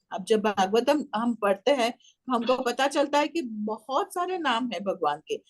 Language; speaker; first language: Hindi; non-native, local second language; Marathi